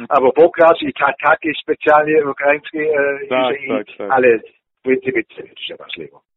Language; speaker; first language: Ukrainian; non-native, learner; German